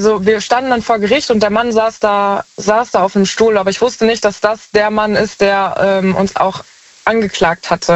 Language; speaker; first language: German; native; German